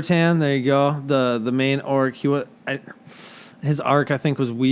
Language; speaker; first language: English; native; English